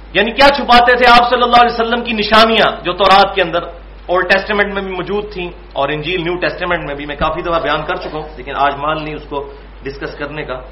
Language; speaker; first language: Urdu; native; Urdu